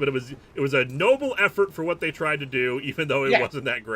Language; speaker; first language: English; native; English